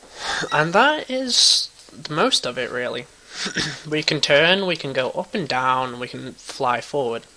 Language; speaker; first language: English; native; English